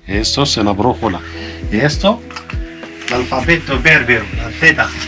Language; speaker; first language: Spanish; non-native, learner; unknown